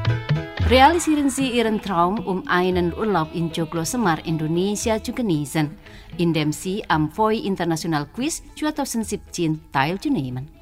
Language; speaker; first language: German; non-native, fluent; Indonesian